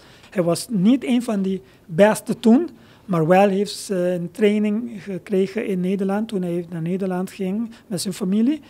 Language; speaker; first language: Dutch; non-native, local second language; Papiamento